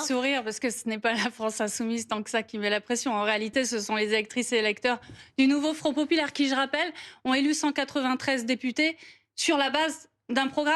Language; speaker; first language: French; native; French